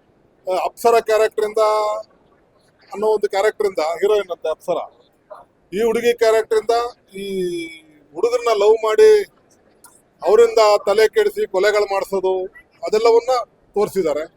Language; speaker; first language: Kannada; native; Kannada